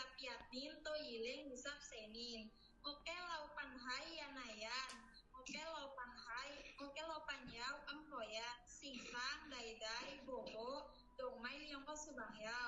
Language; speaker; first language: Cantonese; non-native, learner; Javanese